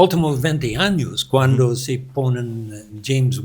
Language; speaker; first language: Spanish; non-native, learner; English